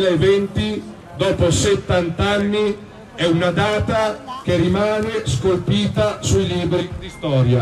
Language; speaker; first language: Italian; native; Italian